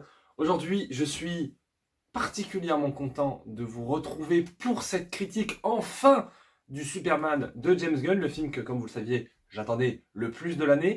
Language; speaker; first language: French; native; French